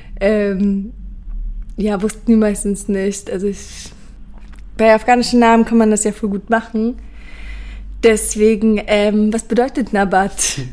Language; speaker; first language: German; early bilingual, other home language; Persian